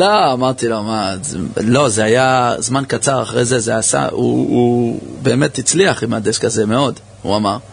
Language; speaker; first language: Hebrew; early bilingual, heritage; English